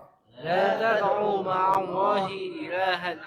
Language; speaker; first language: Arabic; non-native, learner; Indonesian